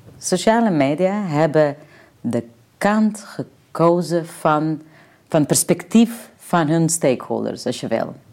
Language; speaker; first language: Dutch; non-native, fluent; Serbian